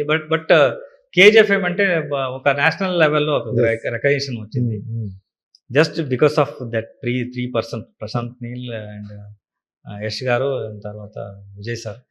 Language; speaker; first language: Telugu; non-native, local second language; Kannada